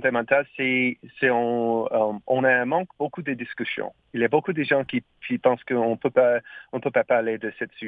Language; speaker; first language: French; non-native, learner; English